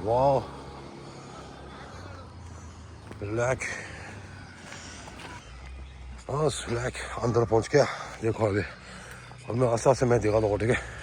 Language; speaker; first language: Hindi; non-native, local second language; Tibetan